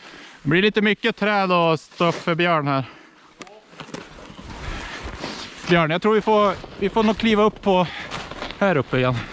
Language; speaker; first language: Swedish; native; Swedish